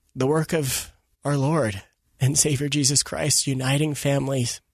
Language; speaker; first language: English; early bilingual, other home language; Filipino